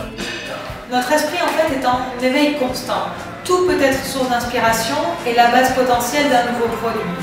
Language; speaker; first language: French; native; French